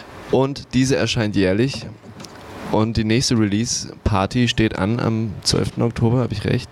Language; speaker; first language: German; native; German